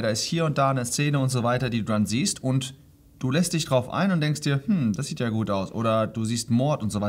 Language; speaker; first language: German; native; German